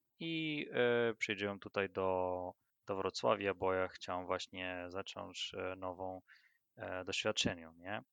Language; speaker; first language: Polish; non-native, learner; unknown